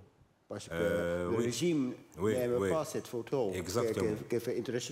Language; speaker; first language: French; non-native, learner; Dutch